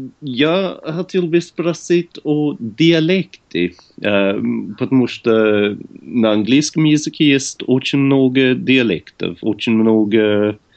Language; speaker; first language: Russian; non-native, learner; English